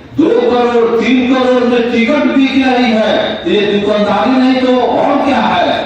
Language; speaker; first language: Hindi; native; Hindi